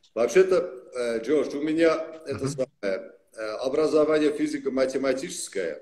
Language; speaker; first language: Russian; non-native, local second language; Armenian